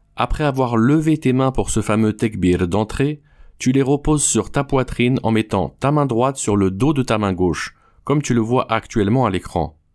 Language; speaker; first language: French; native; French